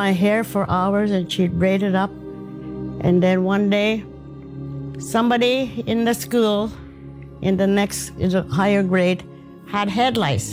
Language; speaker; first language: English; non-native, fluent; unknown